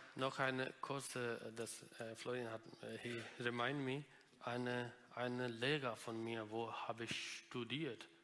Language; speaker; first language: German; non-native, learner; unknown